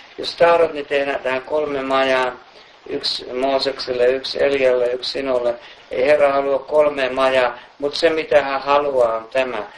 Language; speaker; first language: Finnish; native; Finnish